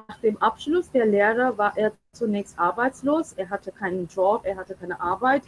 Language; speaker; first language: German; non-native, fluent; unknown